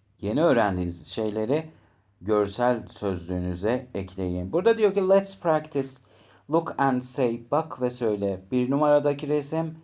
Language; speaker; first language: Turkish; native; Turkish